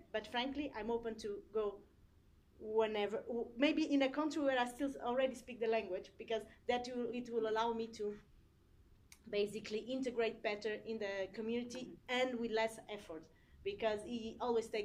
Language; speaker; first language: English; non-native, fluent; Portuguese